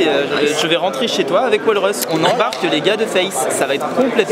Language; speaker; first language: French; native; French